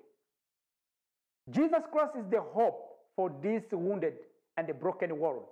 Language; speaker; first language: English; non-native, local second language; Kinyarwanda